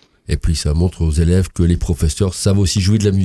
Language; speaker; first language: French; native; French